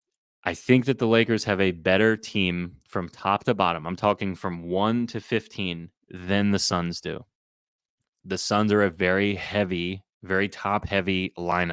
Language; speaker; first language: English; native; English